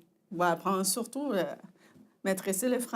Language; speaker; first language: French; non-native, fluent; Chinese